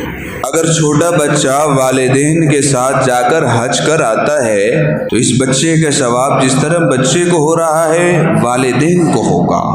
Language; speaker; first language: Urdu; native; Urdu